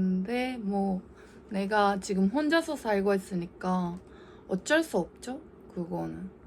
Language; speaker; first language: Korean; non-native, learner; Japanese